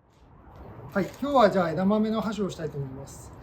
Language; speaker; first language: Japanese; native; Japanese